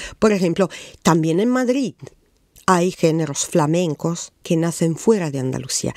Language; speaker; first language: Spanish; non-native, fluent; Italian